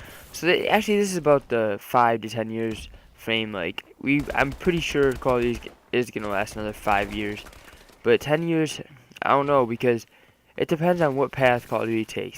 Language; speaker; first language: English; native; English